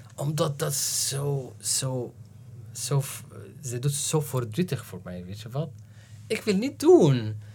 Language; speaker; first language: Dutch; non-native, fluent; Arabic